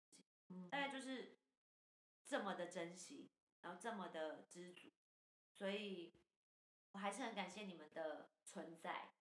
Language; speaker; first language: Chinese; native; Chinese